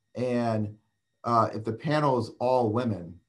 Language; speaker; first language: English; native; English